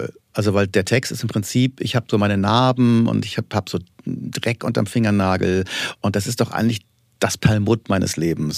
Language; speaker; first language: German; native; German